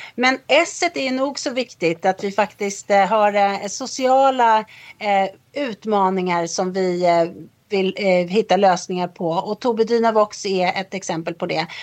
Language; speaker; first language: Swedish; native; Swedish